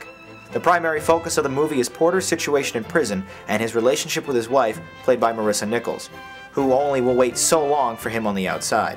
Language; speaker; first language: English; native; English